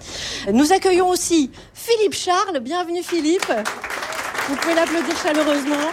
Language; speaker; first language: French; native; French